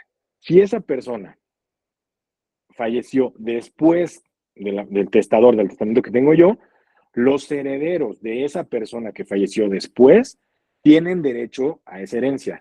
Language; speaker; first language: Spanish; native; Spanish